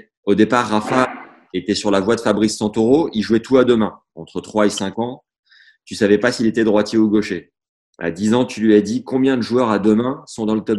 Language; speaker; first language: French; native; French